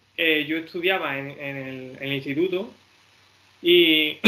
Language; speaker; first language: Spanish; native; Spanish